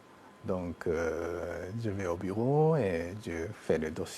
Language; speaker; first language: French; non-native, fluent; Japanese